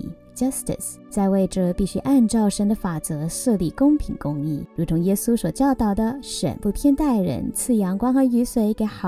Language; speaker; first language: Chinese; native; Chinese